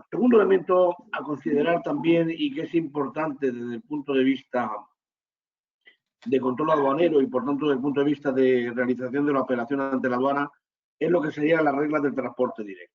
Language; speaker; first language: Spanish; native; Spanish